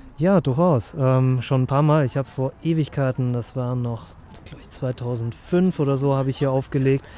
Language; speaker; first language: German; native; German